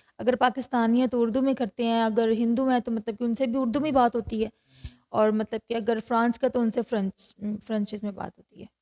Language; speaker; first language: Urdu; native; Urdu